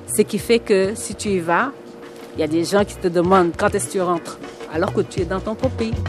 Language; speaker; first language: French; non-native, local second language; Wolof